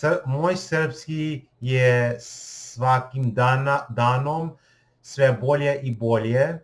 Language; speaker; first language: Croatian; non-native, learner; English